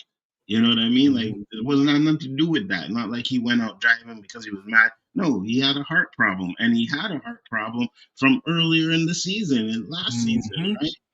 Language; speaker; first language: English; native; English